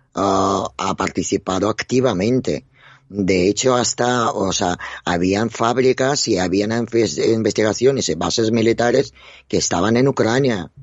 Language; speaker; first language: Spanish; non-native, fluent; Russian